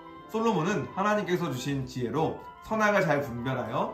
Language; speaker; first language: Korean; native; Korean